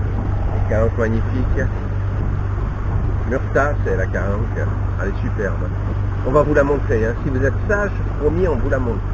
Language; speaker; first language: French; native; French